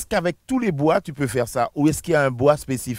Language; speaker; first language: French; native; French